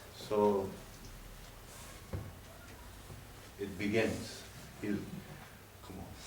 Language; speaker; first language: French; non-native, learner; English